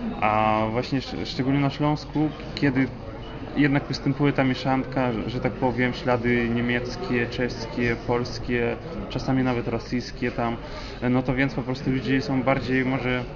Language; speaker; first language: Polish; non-native, fluent; Russian